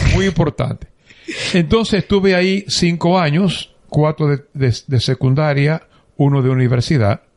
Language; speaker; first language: Spanish; native; Spanish